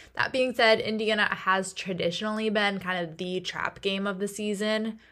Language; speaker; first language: English; native; English